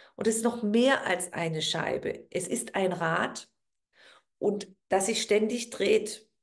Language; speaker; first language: German; native; German